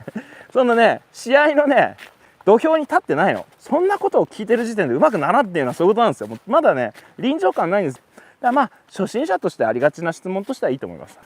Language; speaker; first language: Japanese; native; Japanese